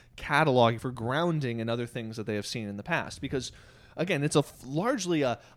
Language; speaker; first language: English; native; English